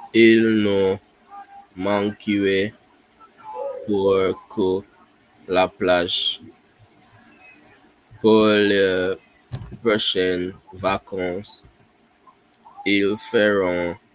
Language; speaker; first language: French; non-native, learner; English